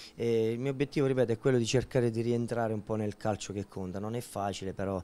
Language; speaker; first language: Italian; native; Italian